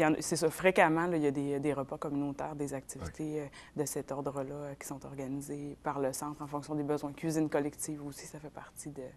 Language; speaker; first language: French; non-native, local second language; Innu-aimun